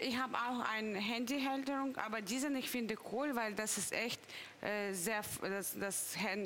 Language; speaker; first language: German; non-native, fluent; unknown